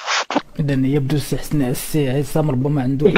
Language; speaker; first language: Arabic; native; Arabic